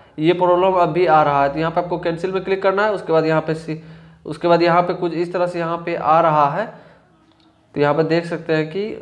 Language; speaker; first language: Hindi; native; Hindi